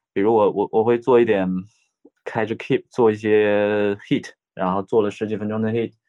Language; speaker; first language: Chinese; native; Chinese